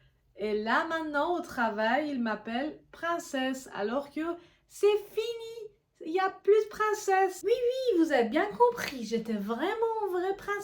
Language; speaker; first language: French; non-native, fluent; Persian